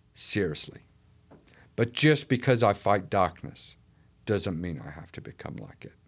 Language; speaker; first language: English; native; English